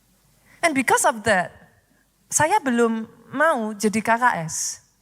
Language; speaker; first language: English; non-native, fluent; Indonesian